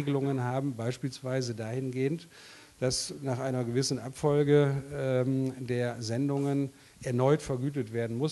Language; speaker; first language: German; native; German